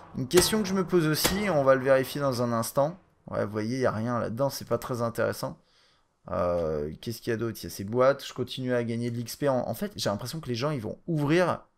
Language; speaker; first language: French; native; French